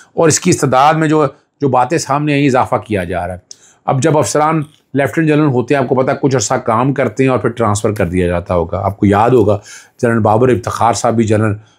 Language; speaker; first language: Urdu; non-native, local second language; Punjabi